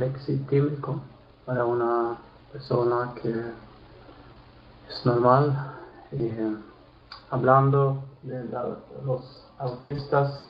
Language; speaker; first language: Spanish; non-native, learner; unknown